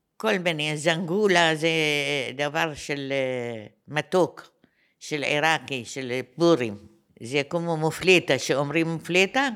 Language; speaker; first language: Hebrew; non-native, fluent; Arabic